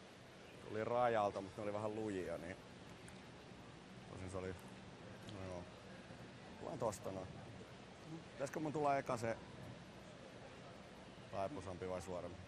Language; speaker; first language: Finnish; native; Finnish